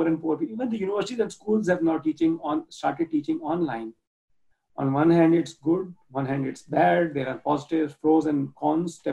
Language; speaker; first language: English; non-native, local second language; Urdu